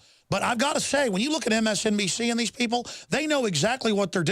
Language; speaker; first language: English; native; English